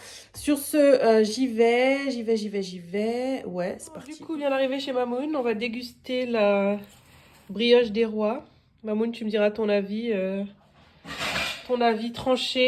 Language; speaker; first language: French; native; French